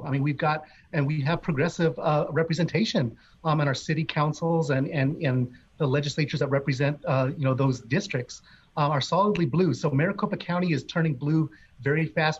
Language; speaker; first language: English; native; English